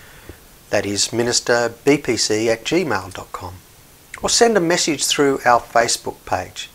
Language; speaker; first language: English; native; English